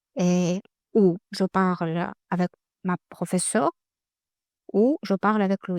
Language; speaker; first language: French; non-native, learner; Russian